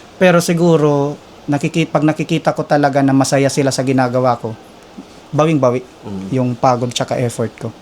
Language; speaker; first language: Filipino; non-native, local second language; Waray